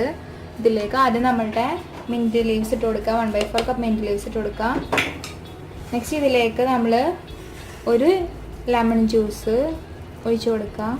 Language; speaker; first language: Malayalam; native; Malayalam